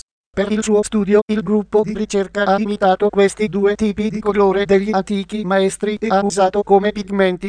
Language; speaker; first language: Italian; native; Italian